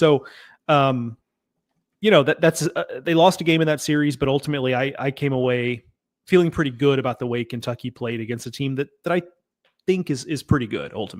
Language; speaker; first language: English; native; English